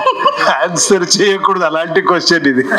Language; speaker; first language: Telugu; non-native, local second language; Kannada